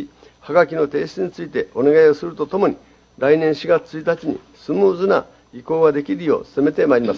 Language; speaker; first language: Japanese; native; Japanese